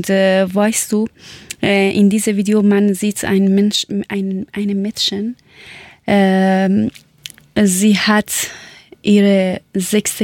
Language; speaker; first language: German; non-native, learner; Persian